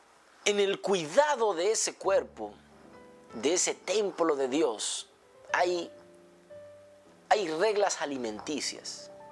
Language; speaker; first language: Spanish; native; Spanish